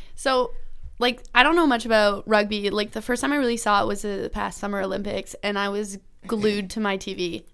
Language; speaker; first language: English; native; English